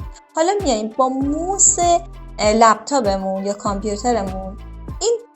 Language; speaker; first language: Persian; native; Persian